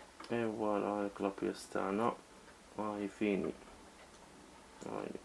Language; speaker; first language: Arabic; native; Arabic